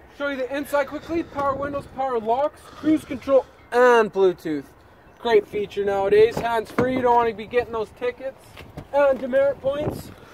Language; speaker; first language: English; native; English